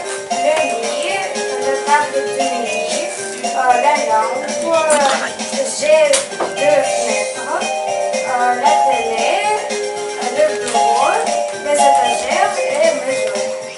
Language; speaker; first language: French; non-native, learner; Ukrainian